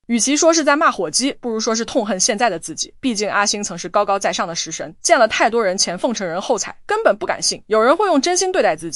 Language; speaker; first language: Chinese; native; Chinese